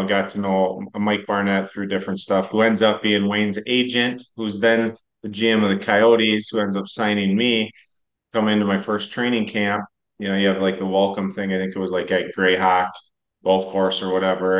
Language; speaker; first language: English; native; English